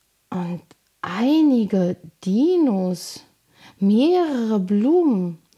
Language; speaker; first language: German; native; German